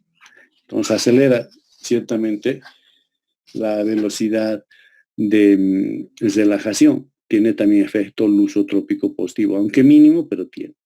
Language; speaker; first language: Spanish; native; Spanish